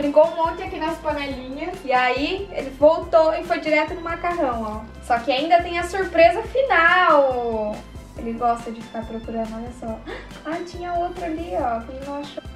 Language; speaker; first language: Portuguese; native; Portuguese